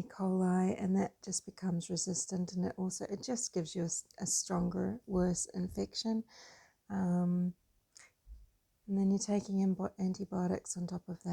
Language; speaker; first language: English; native; English